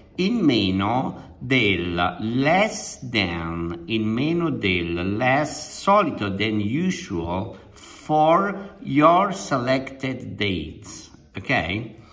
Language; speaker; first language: English; non-native, fluent; Italian